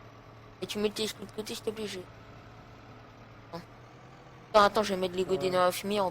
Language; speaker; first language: French; native; French